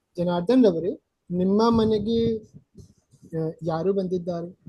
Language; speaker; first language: Kannada; non-native, learner; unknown